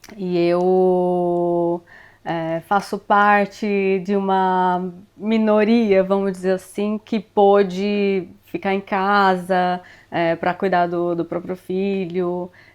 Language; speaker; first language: Portuguese; native; Portuguese